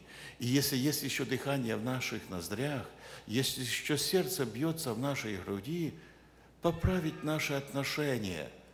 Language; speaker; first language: Russian; non-native, local second language; Ukrainian